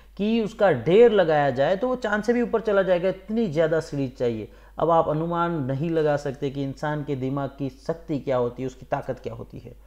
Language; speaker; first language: Hindi; non-native, local second language; Gujarati